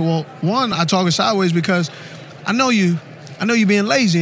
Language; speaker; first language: English; native; English